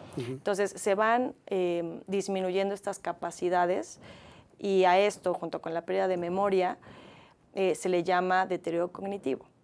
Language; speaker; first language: Spanish; native; Spanish